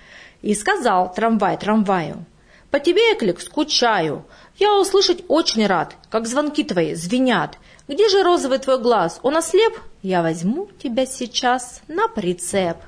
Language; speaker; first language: Russian; native; Russian